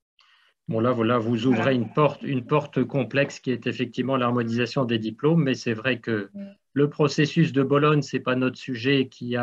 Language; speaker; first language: French; native; French